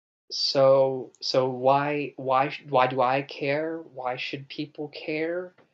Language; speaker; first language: English; native; English